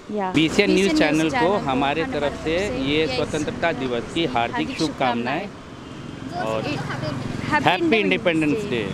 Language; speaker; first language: Hindi; native; Hindi